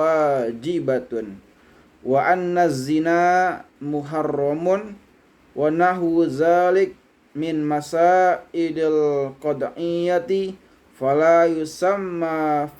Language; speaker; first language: Arabic; non-native, fluent; Indonesian